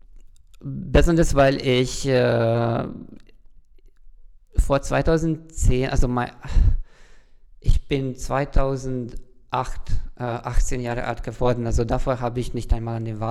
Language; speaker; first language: German; non-native, fluent; Hungarian